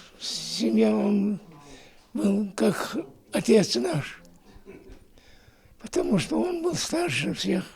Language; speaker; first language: Russian; non-native, local second language; Ingush